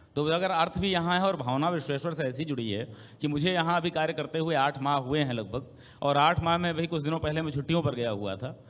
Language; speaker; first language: Hindi; native; Hindi